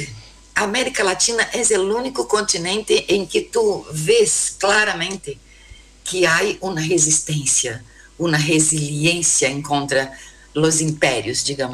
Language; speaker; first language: Spanish; non-native, learner; Portuguese